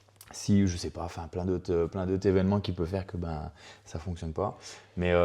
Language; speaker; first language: French; native; French